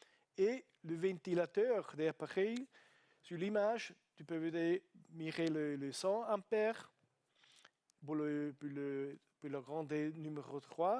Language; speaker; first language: French; non-native, learner; Italian